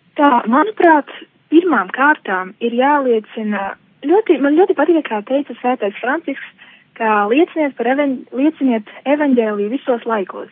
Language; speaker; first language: Latvian; native; Latvian